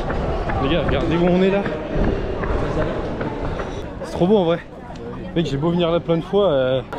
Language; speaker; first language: French; native; French